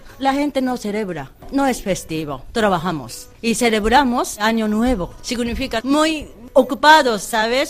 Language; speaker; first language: Spanish; non-native, fluent; Japanese